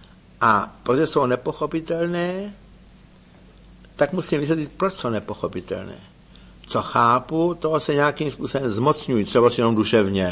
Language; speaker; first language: Czech; native; Czech